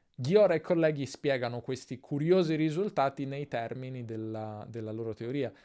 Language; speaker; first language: Italian; native; Italian